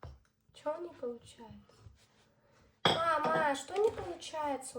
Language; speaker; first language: Russian; early bilingual, other home language; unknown